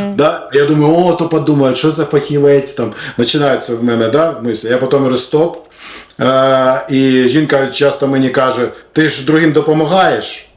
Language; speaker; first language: Ukrainian; non-native, local second language; Russian